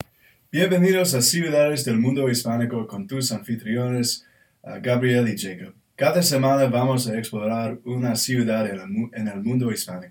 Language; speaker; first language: Spanish; non-native, learner; English